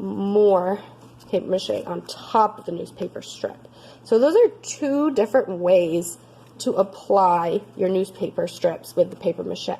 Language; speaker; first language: English; native; English